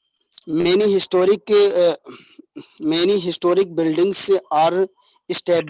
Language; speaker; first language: English; non-native, learner; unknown